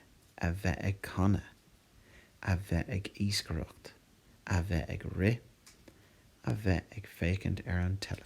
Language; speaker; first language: Irish; non-native, local second language; English